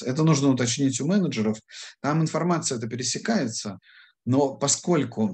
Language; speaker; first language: Russian; native; Russian